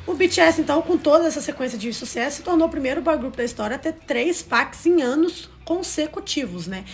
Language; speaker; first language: Portuguese; native; Portuguese